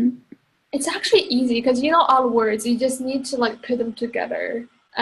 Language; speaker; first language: English; non-native, fluent; Chinese